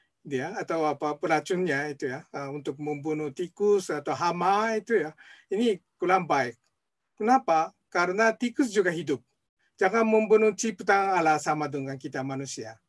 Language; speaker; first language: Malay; non-native, fluent; Japanese